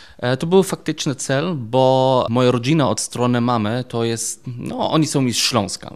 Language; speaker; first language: Polish; non-native, learner; German